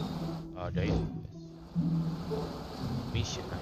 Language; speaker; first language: English; non-native, learner; Indonesian